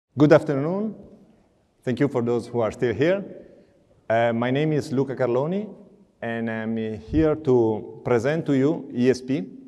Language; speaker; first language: English; non-native, fluent; Italian